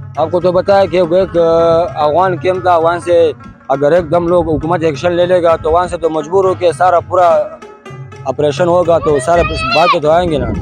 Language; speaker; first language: Urdu; non-native, local second language; Pashto